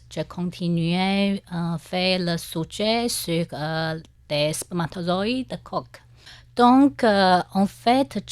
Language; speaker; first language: French; non-native, learner; Chinese